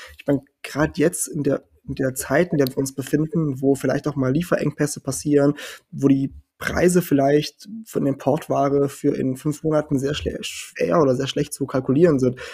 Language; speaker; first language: German; early bilingual, heritage; German